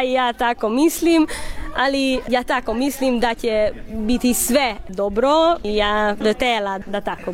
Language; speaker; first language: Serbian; non-native, local second language; Hungarian